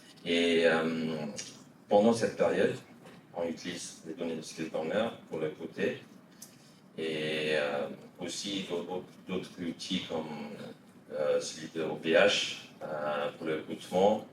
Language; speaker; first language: French; non-native, fluent; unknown